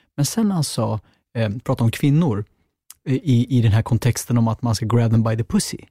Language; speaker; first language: Swedish; native; Swedish